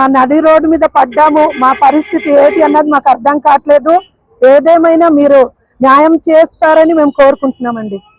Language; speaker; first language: Telugu; native; Telugu